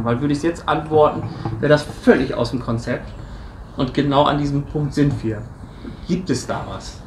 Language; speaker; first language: German; native; German